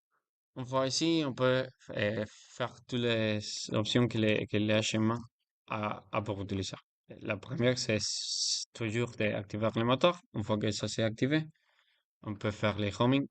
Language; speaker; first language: French; non-native, learner; Spanish